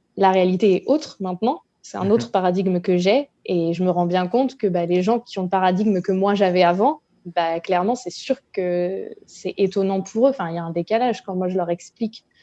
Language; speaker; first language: French; native; French